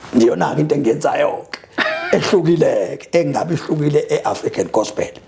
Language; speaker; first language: Zulu; native; Zulu